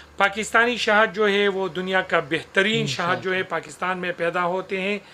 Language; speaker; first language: Urdu; non-native, local second language; Pashto